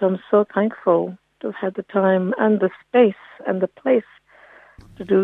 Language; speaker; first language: English; native; English